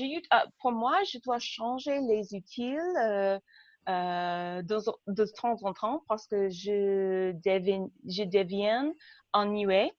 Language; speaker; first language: French; non-native, learner; English